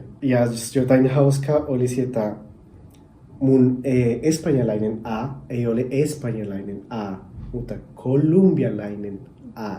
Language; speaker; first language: Finnish; non-native, learner; Spanish